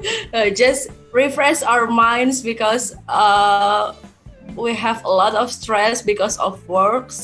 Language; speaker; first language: English; non-native, learner; Indonesian